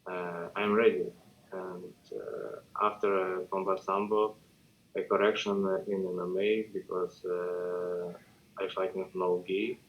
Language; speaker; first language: English; non-native, learner; Russian